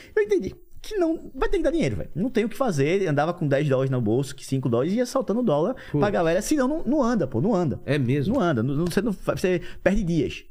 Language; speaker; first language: Portuguese; native; Portuguese